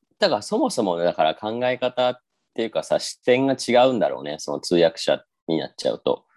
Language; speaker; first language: Japanese; native; Japanese